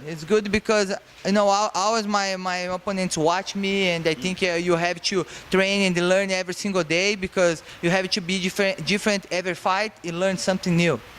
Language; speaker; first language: English; non-native, learner; Portuguese